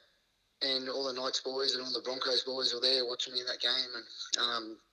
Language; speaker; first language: English; native; English